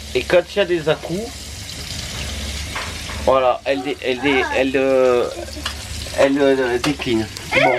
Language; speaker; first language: French; native; French